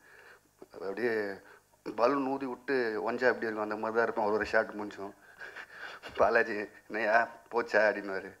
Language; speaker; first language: Tamil; non-native, local second language; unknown